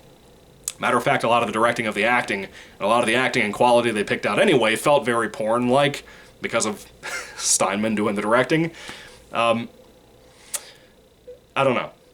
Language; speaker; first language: English; native; English